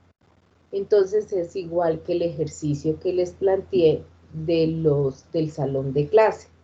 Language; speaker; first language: Spanish; native; Spanish